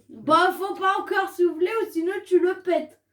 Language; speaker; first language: French; native; French